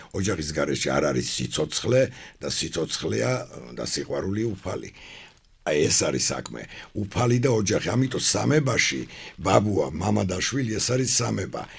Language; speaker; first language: Georgian; non-native, local second language; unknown